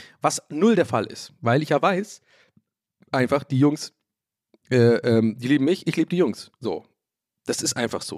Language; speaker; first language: German; native; German